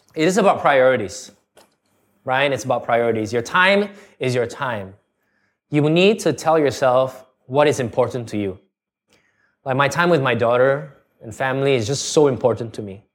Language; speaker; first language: English; native; English